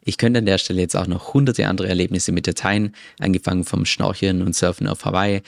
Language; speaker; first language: German; native; German